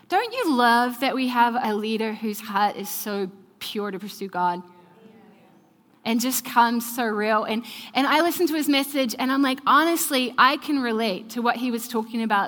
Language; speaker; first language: English; native; English